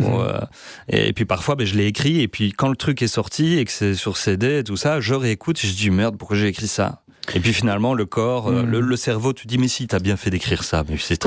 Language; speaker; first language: French; native; French